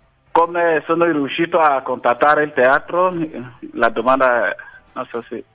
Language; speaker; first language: Italian; non-native, fluent; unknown